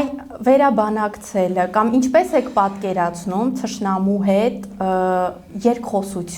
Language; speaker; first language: Armenian; native; Armenian